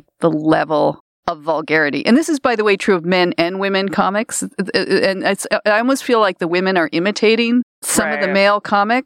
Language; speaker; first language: English; native; English